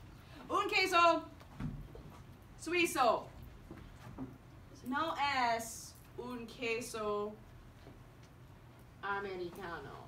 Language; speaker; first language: Spanish; non-native, fluent; English